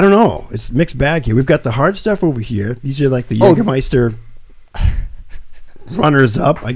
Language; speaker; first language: English; native; English